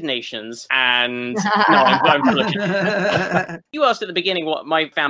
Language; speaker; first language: English; native; English